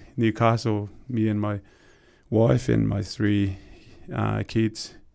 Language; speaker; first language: English; non-native, fluent; Tongan